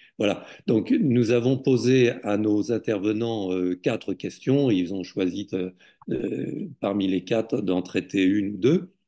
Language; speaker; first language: French; native; French